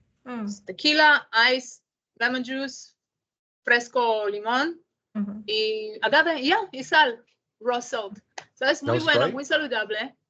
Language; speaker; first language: Spanish; non-native, learner; English